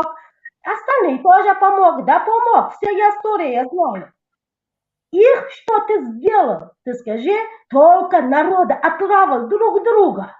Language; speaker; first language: Russian; non-native, local second language; Tajik